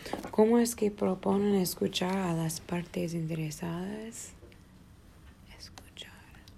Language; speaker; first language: Spanish; non-native, learner; Portuguese